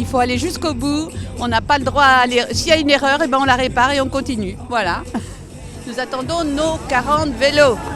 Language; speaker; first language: French; native; French